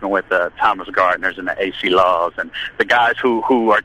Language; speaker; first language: English; native; English